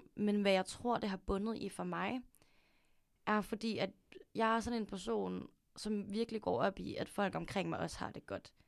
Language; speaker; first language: Danish; early bilingual, other home language; Filipino